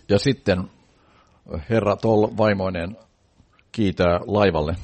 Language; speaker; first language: Finnish; native; Finnish